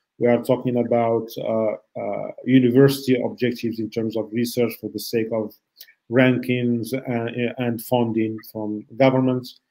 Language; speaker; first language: English; non-native, fluent; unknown